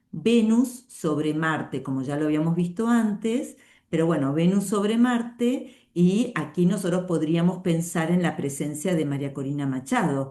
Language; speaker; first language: Spanish; native; Spanish